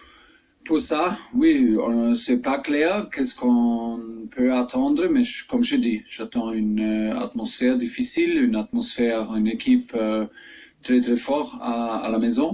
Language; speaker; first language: French; non-native, fluent; German